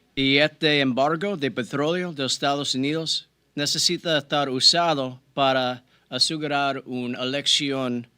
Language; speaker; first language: Spanish; non-native, learner; English